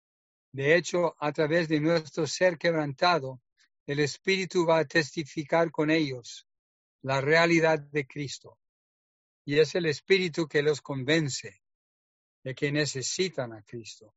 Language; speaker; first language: Spanish; non-native, fluent; English